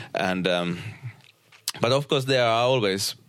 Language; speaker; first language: English; non-native, fluent; Finnish